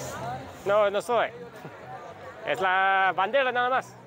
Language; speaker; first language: Spanish; non-native, learner; English